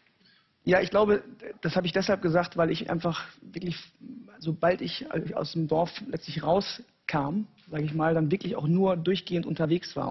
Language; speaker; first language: German; native; German